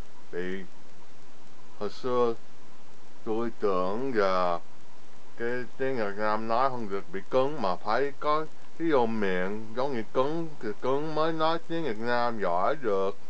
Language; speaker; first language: Vietnamese; early bilingual, heritage; Vietnamese